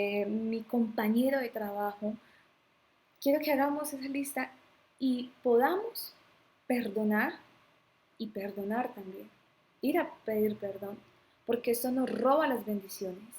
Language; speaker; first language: Spanish; native; Spanish